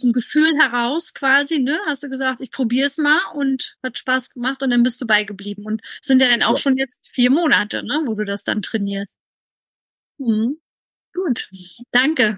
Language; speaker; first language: German; native; German